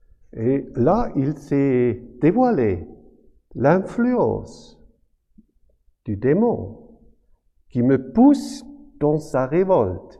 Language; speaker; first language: French; non-native, fluent; German